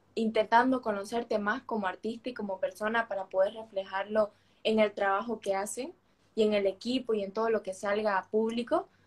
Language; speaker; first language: Spanish; native; Spanish